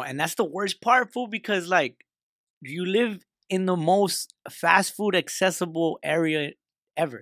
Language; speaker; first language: English; early bilingual, other home language; Spanish